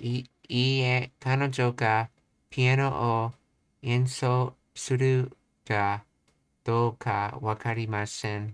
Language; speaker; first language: Japanese; non-native, learner; English